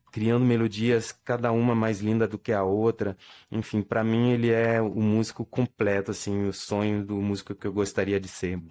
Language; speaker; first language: Portuguese; non-native, fluent; French